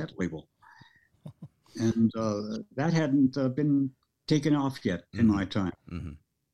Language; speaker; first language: English; early bilingual, other home language; Norwegian